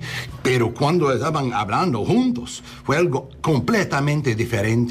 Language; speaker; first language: Spanish; early bilingual, heritage; English